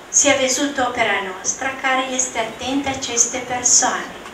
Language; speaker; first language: Romanian; non-native, learner; Italian